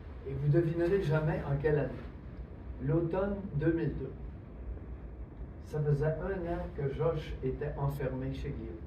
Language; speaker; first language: French; native; French